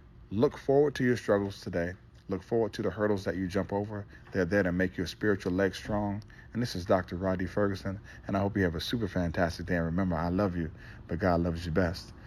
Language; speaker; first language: English; native; English